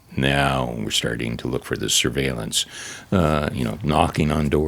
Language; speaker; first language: English; native; English